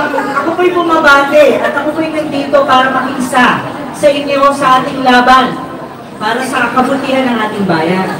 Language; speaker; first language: Filipino; non-native, local second language; Waray